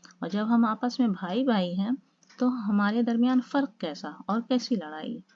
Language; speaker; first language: Urdu; native; Urdu